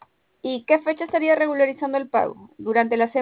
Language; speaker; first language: Spanish; native; Spanish